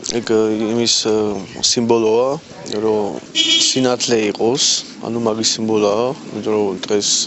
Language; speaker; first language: Georgian; non-native, local second language; Armenian